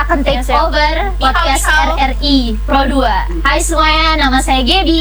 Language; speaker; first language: Indonesian; native; Indonesian